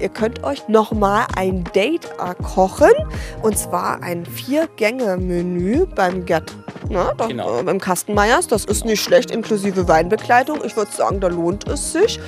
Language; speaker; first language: German; native; German